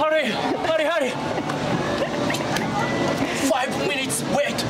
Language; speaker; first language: English; non-native, learner; Japanese